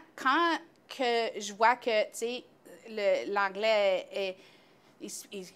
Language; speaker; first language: French; native; French